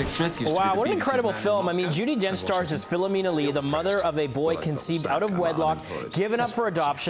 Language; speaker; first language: English; native; English